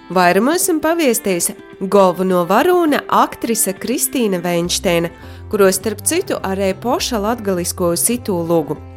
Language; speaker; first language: Latvian; native; Latvian